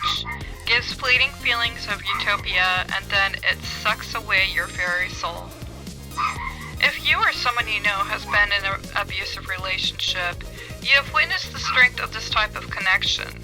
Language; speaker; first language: English; native; English